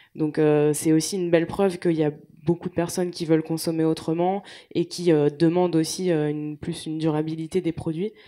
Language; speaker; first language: French; native; French